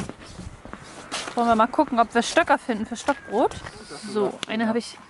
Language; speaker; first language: German; native; German